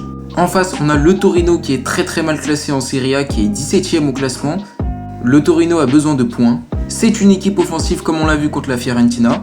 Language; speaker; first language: French; native; French